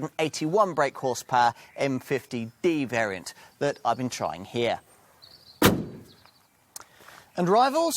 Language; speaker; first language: English; native; English